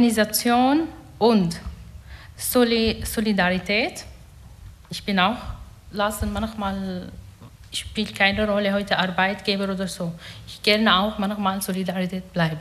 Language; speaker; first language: German; non-native, learner; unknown